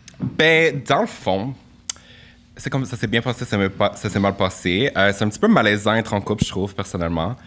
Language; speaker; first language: French; native; French